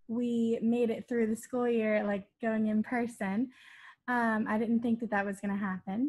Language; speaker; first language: English; native; English